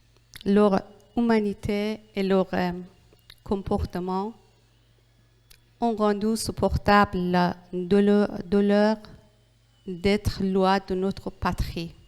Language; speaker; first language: French; non-native, learner; Persian